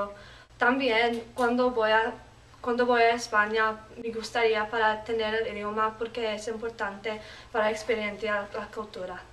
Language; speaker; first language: Spanish; non-native, learner; English